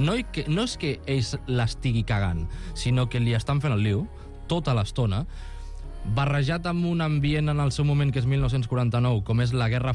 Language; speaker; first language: Catalan; native; Catalan